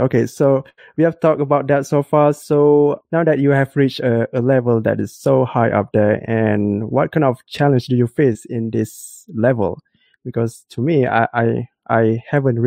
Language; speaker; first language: English; non-native, local second language; Malay